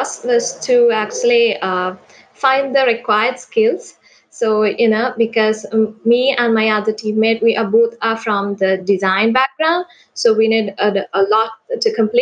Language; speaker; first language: English; non-native, local second language; Sinhala